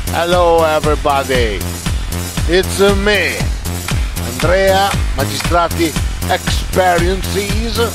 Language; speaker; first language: English; non-native, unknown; Italian